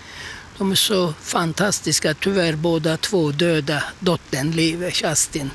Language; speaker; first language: Swedish; non-native, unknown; Turkish